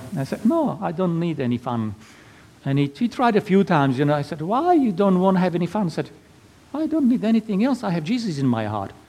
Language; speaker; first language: English; non-native, fluent; Slovak